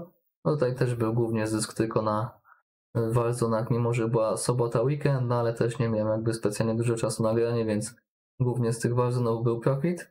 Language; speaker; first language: Polish; native; Polish